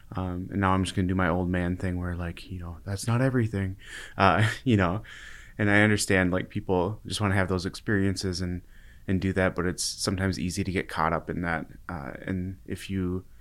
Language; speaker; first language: English; native; English